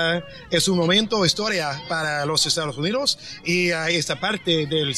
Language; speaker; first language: Spanish; non-native, learner; English